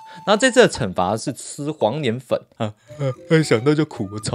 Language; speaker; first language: Chinese; native; Chinese